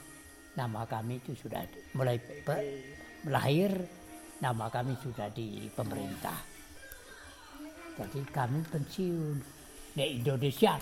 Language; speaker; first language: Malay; non-native, local second language; Javanese